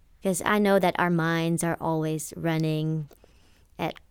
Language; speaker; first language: English; non-native, local second language; Filipino